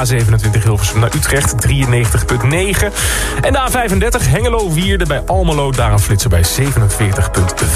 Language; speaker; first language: Dutch; native; Dutch